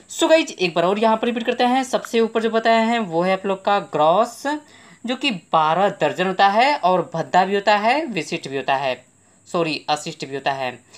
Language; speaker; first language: Hindi; native; Hindi